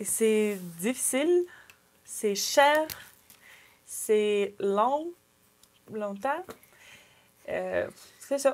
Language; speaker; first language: French; non-native, learner; Ukrainian